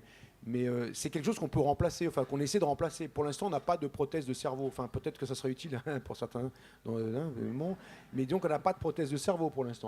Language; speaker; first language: French; native; French